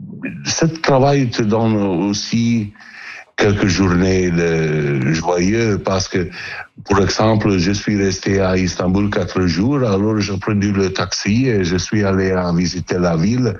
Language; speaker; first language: French; non-native, learner; Italian